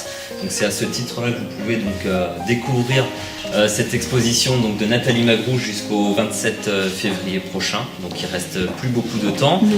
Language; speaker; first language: French; native; French